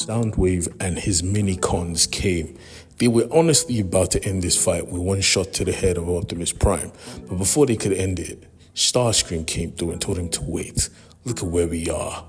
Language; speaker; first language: English; native; English